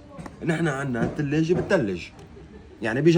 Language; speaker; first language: Arabic; native; Arabic